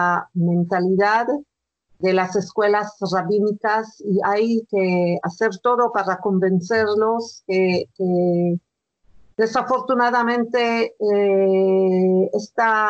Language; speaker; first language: Spanish; non-native, fluent; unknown